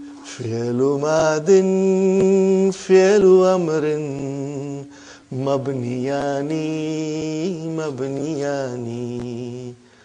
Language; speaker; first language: Arabic; non-native, fluent; English